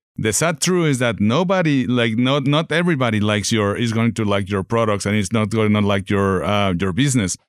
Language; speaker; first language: English; non-native, fluent; Spanish